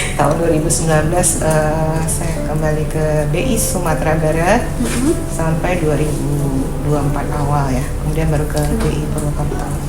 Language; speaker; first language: Indonesian; non-native, local second language; Minangkabau